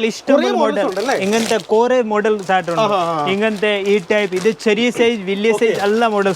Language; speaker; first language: Malayalam; non-native, local second language; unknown